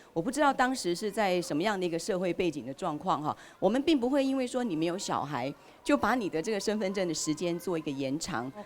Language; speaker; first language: Chinese; native; Chinese